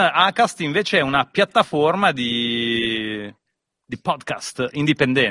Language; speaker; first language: Italian; native; Italian